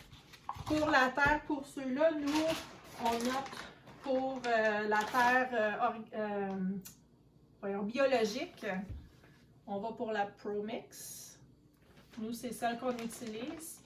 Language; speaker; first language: French; native; French